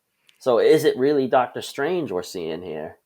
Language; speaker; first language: English; native; English